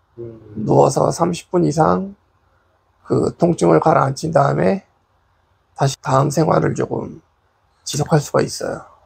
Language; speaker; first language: Korean; native; Korean